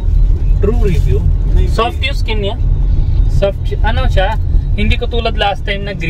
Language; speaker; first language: Filipino; non-native, learner; Punjabi